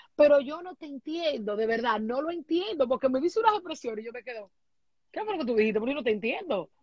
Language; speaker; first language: Spanish; native; Spanish